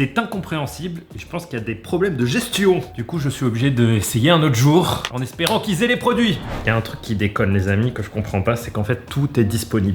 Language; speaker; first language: French; native; French